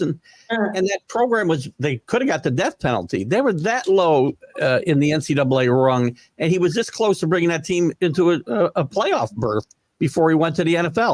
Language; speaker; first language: English; native; English